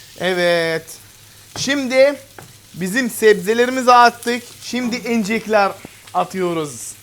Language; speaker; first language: Turkish; non-native, fluent; Arabic